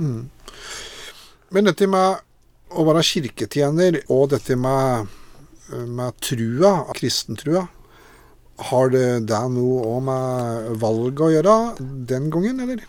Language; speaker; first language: Norwegian; native; Norwegian